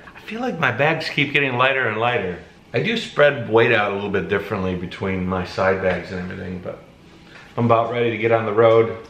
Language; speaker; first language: English; native; English